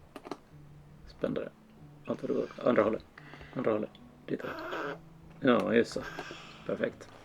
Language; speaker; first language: Swedish; native; Swedish